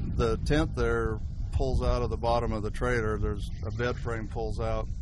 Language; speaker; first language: English; native; English